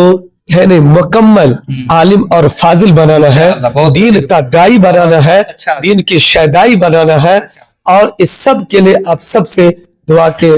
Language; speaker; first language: Urdu; native; Urdu